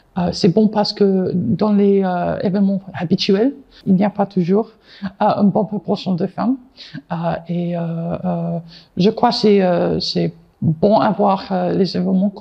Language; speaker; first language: French; non-native, learner; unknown